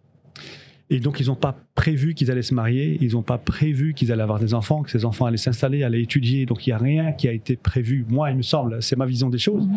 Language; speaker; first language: French; early bilingual, other home language; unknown